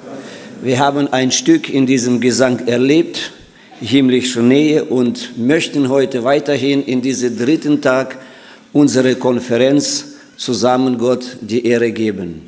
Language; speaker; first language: German; non-native, fluent; Russian